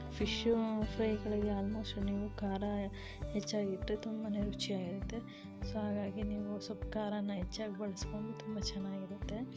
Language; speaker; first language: Kannada; native; Kannada